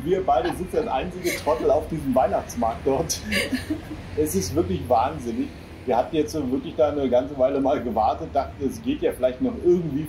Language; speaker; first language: German; native; German